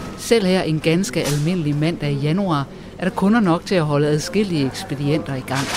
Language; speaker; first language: Danish; native; Danish